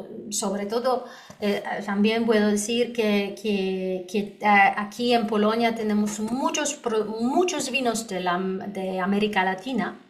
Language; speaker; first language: Spanish; non-native, learner; Polish